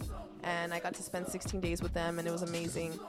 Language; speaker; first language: English; early bilingual, other home language; Spanish